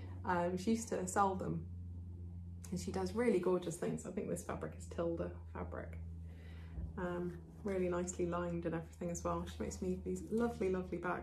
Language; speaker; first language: English; native; English